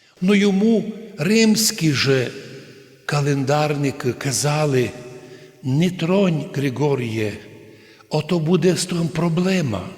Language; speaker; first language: Ukrainian; native; Ukrainian